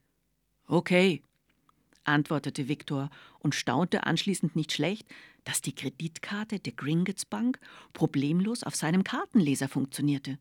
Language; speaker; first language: German; native; German